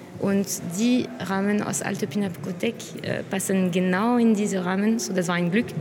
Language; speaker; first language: German; non-native, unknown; French